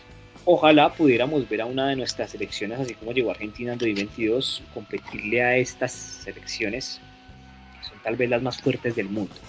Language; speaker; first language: Spanish; native; Spanish